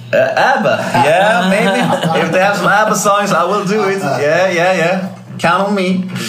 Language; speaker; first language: English; non-native, fluent; Swedish